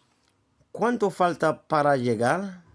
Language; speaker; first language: Spanish; non-native, learner; Haitian Creole